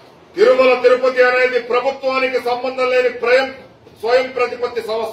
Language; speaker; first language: Telugu; native; Telugu